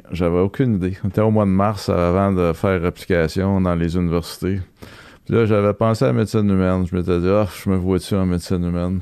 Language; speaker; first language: French; native; French